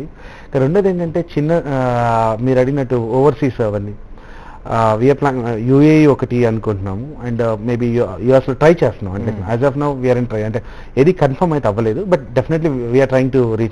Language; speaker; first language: Telugu; native; Telugu